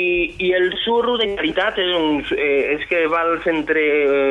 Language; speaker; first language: Catalan; non-native, fluent; French